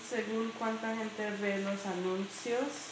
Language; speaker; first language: Spanish; early bilingual, heritage; English